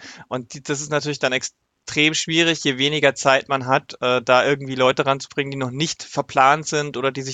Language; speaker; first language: German; native; German